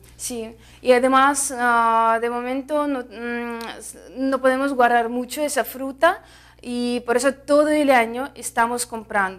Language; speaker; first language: Spanish; non-native, fluent; Russian